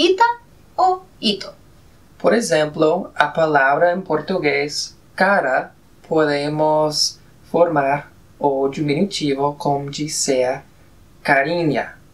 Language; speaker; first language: Portuguese; non-native, fluent; Spanish